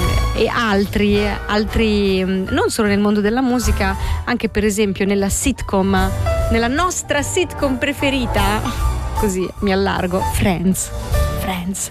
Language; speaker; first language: Italian; native; Italian